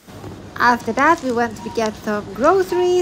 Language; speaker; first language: English; non-native, fluent; Norwegian